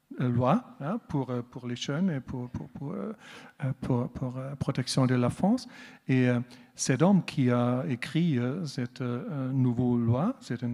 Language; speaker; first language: French; non-native, learner; German